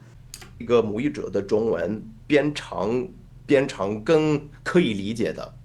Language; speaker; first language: Chinese; non-native, fluent; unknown